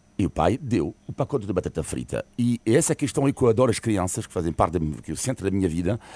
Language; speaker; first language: Portuguese; non-native, fluent; French